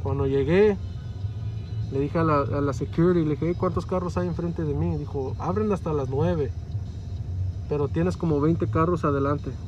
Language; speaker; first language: Spanish; early bilingual, heritage; Spanish